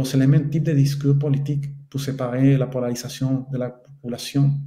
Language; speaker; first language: French; non-native, fluent; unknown